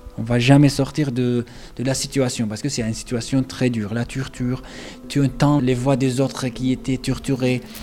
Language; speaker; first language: French; non-native, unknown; Arabic